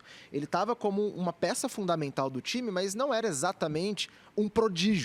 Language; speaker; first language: Portuguese; native; Portuguese